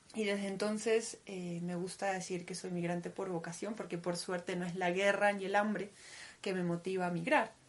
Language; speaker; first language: Spanish; early bilingual, other home language; Russian